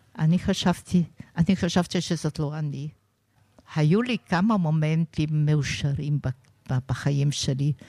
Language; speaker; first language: Hebrew; non-native, fluent; German